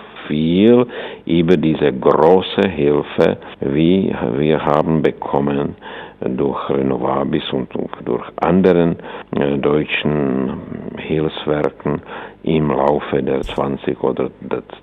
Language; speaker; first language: German; non-native, fluent; Czech